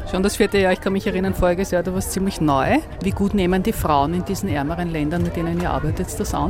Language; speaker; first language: German; native; German